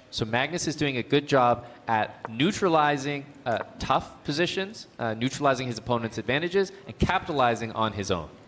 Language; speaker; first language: English; native; English